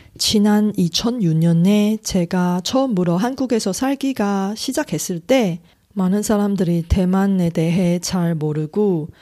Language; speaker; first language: Korean; non-native, fluent; Chinese